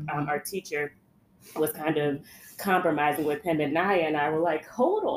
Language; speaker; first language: English; native; English